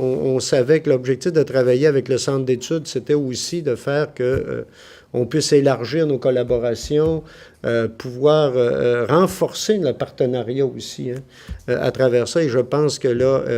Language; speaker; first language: French; native; French